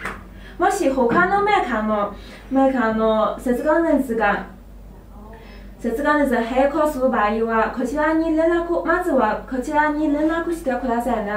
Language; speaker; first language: Japanese; non-native, learner; Chinese